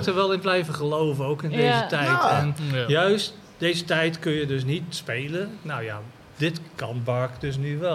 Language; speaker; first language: Dutch; native; Dutch